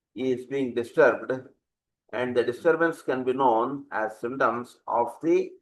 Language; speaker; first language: English; non-native, local second language; Telugu